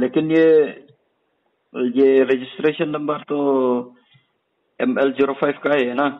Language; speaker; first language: Hindi; non-native, local second language; Khasi